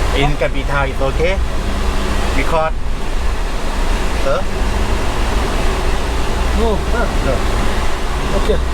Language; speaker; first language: English; non-native, learner; Turkish